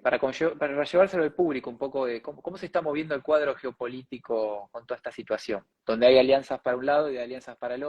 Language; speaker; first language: Spanish; native; Spanish